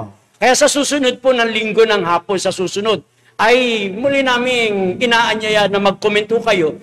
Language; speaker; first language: Filipino; native; Filipino